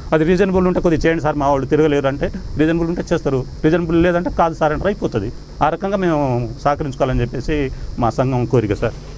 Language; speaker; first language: Telugu; non-native, local second language; Lambadi